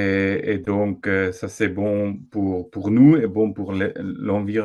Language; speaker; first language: French; non-native, fluent; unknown